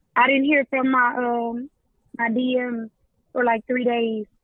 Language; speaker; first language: English; native; English